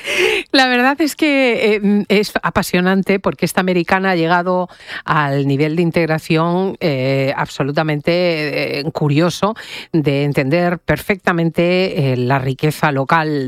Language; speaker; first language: Spanish; native; Spanish